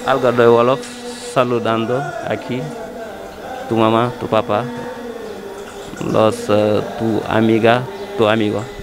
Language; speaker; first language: Spanish; non-native, learner; Wolof